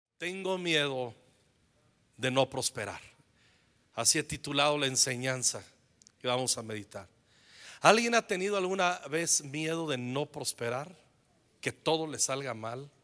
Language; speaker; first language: Spanish; native; Spanish